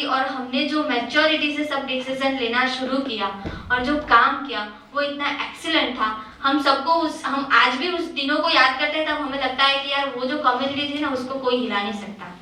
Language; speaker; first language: Hindi; native; Hindi